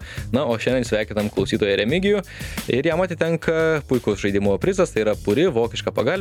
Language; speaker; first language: Lithuanian; native; Lithuanian